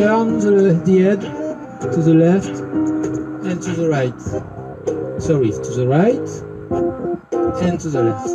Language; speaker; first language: English; non-native, learner; French